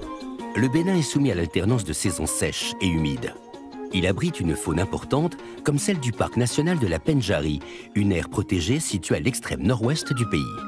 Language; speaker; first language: French; native; French